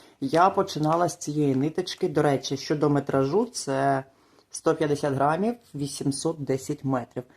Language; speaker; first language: Ukrainian; non-native, local second language; Russian